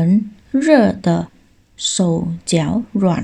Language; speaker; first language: Chinese; non-native, fluent; Khmer